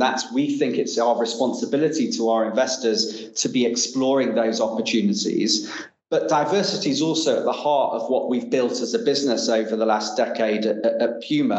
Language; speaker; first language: English; native; English